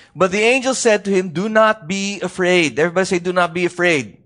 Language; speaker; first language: English; non-native, local second language; Filipino